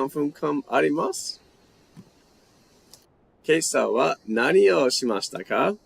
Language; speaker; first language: Japanese; non-native, fluent; English